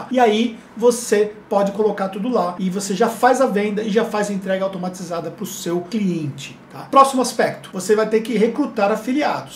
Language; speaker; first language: Portuguese; native; Portuguese